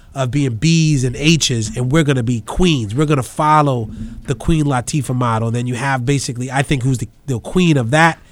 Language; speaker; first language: English; native; English